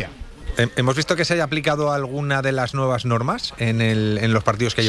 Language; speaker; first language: Spanish; native; Spanish